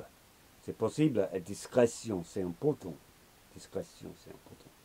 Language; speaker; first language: French; non-native, learner; English